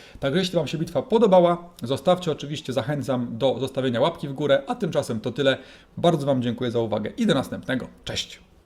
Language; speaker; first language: Polish; native; Polish